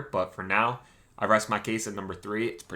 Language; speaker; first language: English; native; English